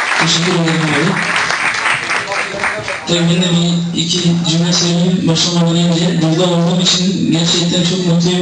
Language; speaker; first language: Turkish; early bilingual, heritage; Turkish